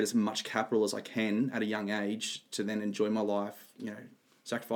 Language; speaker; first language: English; native; English